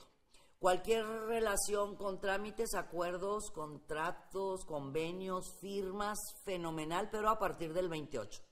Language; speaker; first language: Spanish; native; Spanish